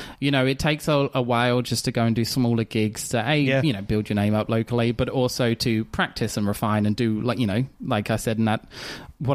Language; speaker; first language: English; native; English